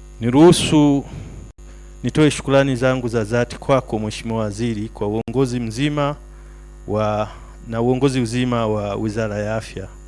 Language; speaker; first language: Swahili; native; Swahili